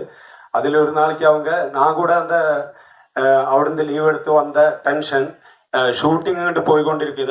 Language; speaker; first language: Tamil; non-native, learner; Malayalam